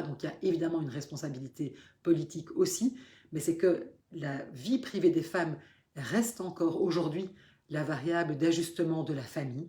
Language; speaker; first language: French; native; French